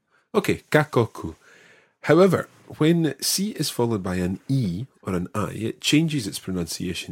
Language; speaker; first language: English; native; English